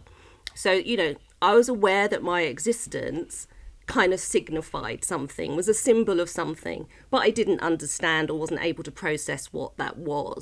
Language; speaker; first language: English; native; English